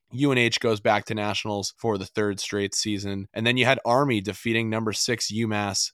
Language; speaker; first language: English; native; English